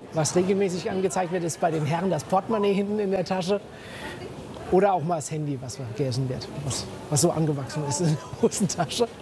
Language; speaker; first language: German; native; German